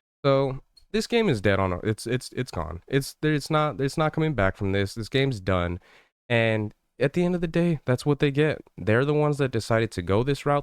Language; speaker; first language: English; native; English